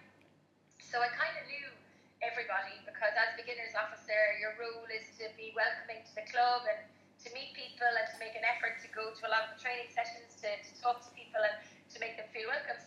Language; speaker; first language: English; native; English